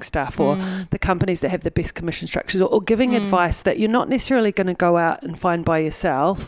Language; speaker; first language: English; native; English